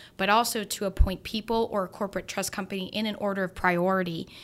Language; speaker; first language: English; native; English